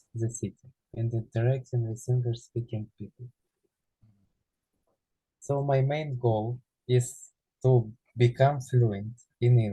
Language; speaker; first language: English; non-native, learner; Ukrainian